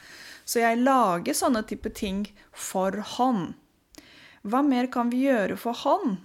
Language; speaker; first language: Norwegian; non-native, fluent; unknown